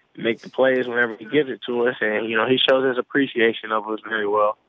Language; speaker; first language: English; native; English